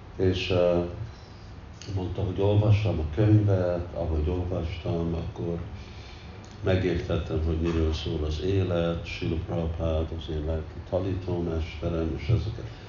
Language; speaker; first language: Hungarian; early bilingual, heritage; Hungarian